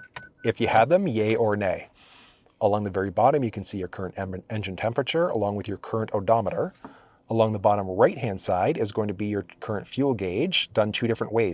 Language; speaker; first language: English; native; English